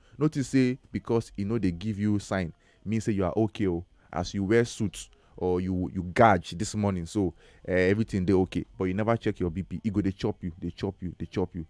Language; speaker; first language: Nigerian Pidgin; native; Nigerian Pidgin